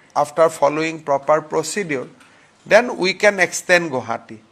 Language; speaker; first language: English; non-native, local second language; Assamese